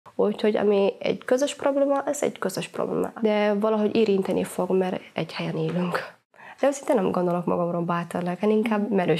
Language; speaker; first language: Hungarian; non-native, fluent; Somali